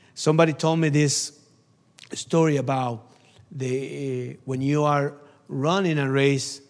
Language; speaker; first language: English; non-native, learner; Spanish